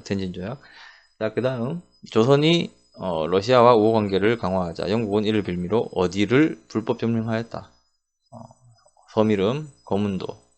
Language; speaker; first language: Korean; native; Korean